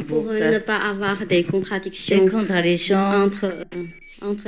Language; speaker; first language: French; non-native, fluent; Chinese